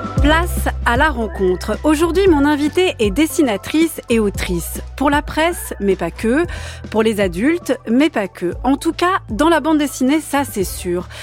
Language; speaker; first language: French; native; French